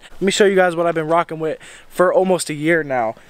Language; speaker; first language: English; native; English